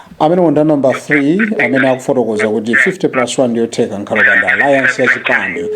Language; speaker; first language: Nyanja; native; Nyanja